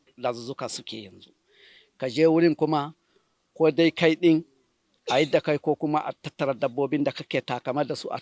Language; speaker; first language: Hausa; non-native, local second language; Fula